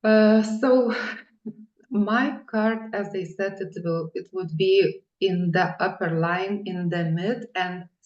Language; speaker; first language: English; non-native, fluent; Lithuanian